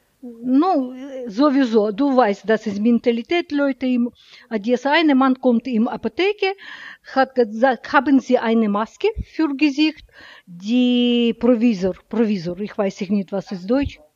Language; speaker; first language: German; non-native, learner; Russian